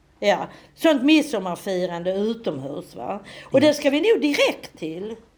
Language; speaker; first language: Swedish; native; Swedish